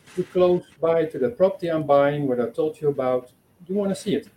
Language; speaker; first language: English; non-native, fluent; Dutch